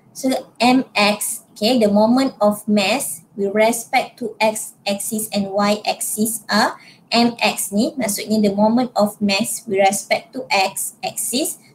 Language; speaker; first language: English; non-native, local second language; Malay